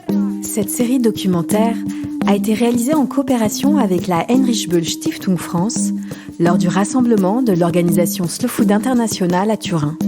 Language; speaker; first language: French; native; French